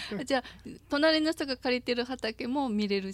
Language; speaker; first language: Japanese; native; Japanese